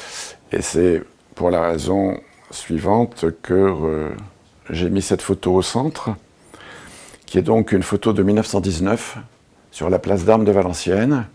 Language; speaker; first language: French; native; French